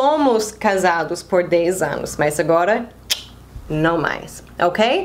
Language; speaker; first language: Portuguese; non-native, fluent; English